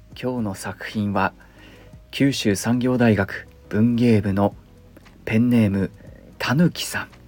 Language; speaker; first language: Japanese; native; Japanese